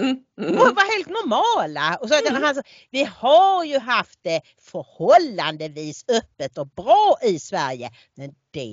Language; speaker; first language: Swedish; native; Swedish